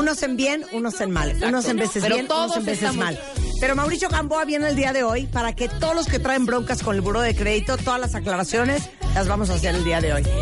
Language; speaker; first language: Spanish; native; Spanish